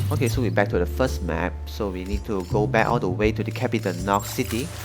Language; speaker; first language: English; non-native, learner; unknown